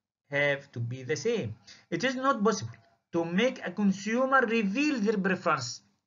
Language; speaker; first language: English; non-native, fluent; Arabic